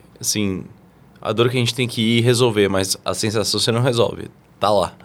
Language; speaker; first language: Portuguese; native; Portuguese